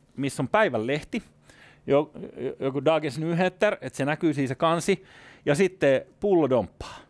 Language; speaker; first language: Finnish; native; Finnish